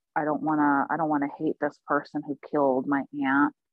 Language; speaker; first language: English; native; English